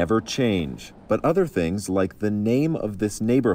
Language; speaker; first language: English; native; English